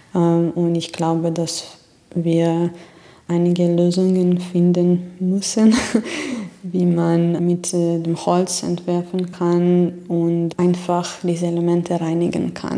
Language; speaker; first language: German; non-native, fluent; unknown